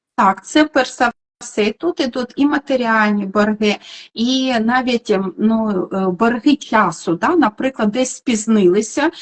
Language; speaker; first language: Ukrainian; non-native, local second language; Russian